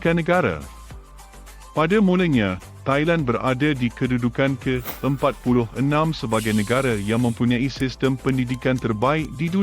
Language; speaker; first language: Malay; native; Malay